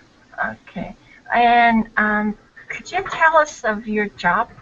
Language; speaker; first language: English; non-native, learner; Korean